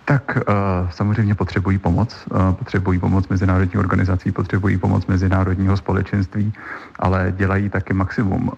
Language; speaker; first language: Czech; native; Czech